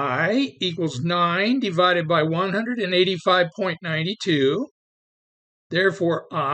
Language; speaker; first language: English; native; English